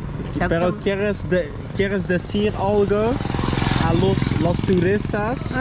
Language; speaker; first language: Spanish; non-native, learner; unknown